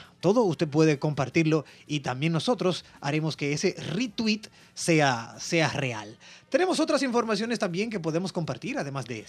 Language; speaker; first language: Spanish; native; Spanish